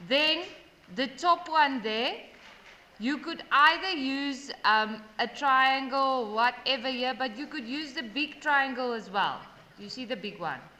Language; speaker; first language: English; non-native, local second language; Afrikaans